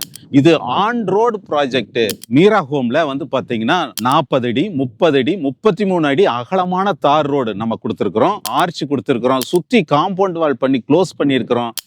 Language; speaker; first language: Tamil; native; Tamil